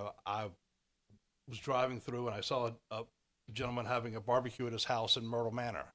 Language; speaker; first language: English; native; English